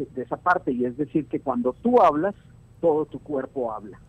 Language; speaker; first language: Spanish; native; Spanish